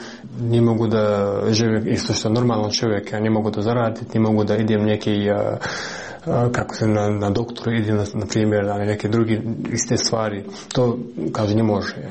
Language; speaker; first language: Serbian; non-native, learner; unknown